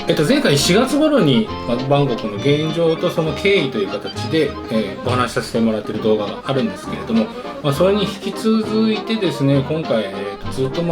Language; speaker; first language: Japanese; native; Japanese